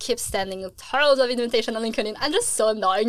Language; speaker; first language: English; non-native, fluent; French